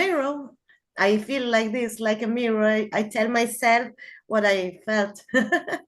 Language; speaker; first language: English; non-native, learner; Spanish